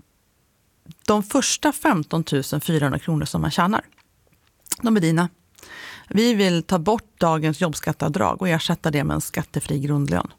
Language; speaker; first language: Swedish; native; Swedish